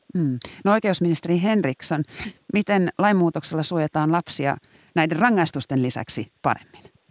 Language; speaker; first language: Finnish; native; Finnish